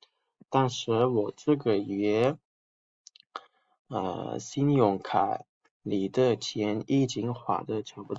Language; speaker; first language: Chinese; non-native, fluent; Uzbek